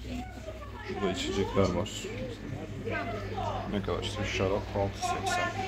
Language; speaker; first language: Turkish; native; Turkish